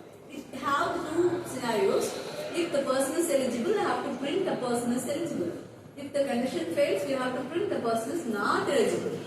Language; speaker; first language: English; non-native, local second language; Tamil